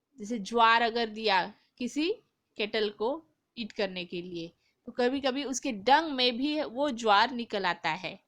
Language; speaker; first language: Hindi; non-native, local second language; Marathi